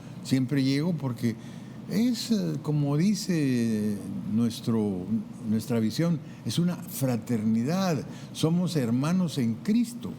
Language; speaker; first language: Spanish; native; Spanish